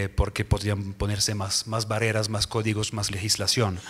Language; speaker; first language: Spanish; non-native, fluent; French